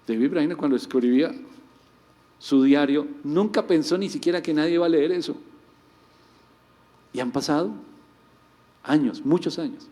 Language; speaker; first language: Spanish; native; Spanish